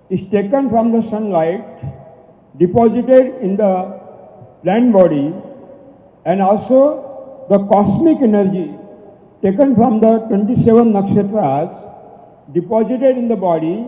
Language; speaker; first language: English; non-native, local second language; Marathi